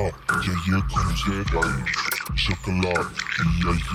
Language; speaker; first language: Russian; non-native, learner; German